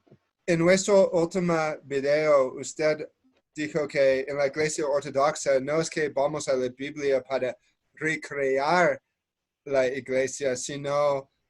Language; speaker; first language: Spanish; non-native, fluent; English